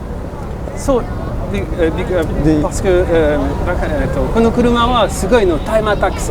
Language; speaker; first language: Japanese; non-native, learner; French